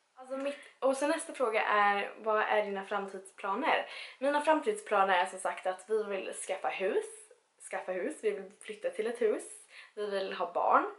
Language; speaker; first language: Swedish; early bilingual, other home language; Spanish